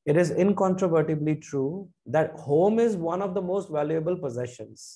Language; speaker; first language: English; non-native, local second language; Punjabi